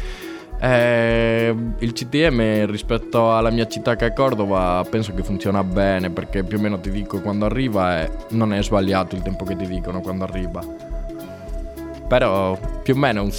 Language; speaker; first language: Italian; non-native, learner; Spanish